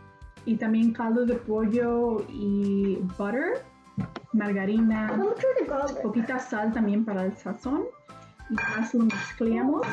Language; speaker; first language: Spanish; early bilingual, other home language; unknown